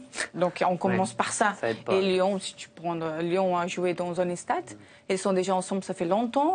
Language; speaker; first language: French; non-native, learner; Portuguese